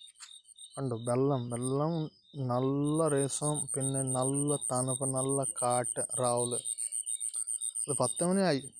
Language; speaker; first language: Malayalam; non-native, learner; Bangla